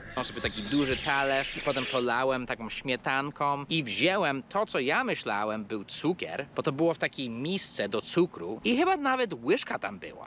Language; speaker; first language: Polish; non-native, fluent; English